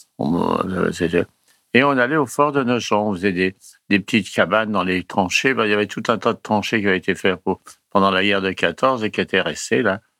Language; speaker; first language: French; early bilingual, other home language; Italian